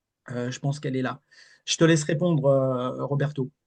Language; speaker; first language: French; native; French